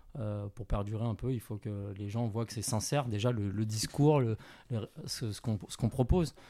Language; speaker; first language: French; early bilingual, other home language; Chinese